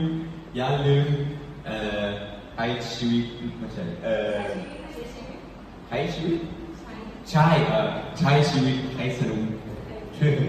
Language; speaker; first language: Thai; non-native, learner; German